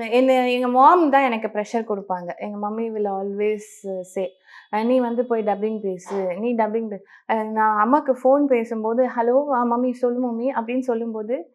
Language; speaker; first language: Tamil; native; Tamil